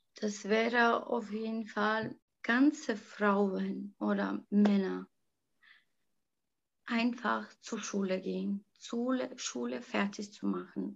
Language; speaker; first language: German; non-native, learner; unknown